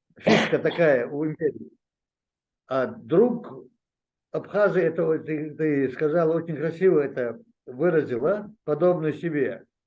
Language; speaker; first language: Russian; non-native, local second language; Chechen